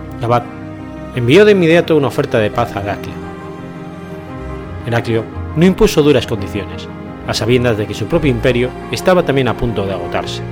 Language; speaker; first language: Spanish; native; Spanish